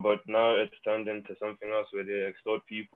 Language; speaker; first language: English; non-native, local second language; Yoruba